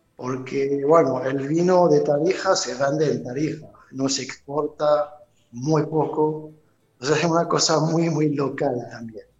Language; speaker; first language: Spanish; non-native, fluent; French